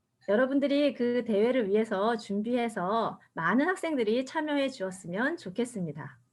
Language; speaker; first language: Korean; native; Korean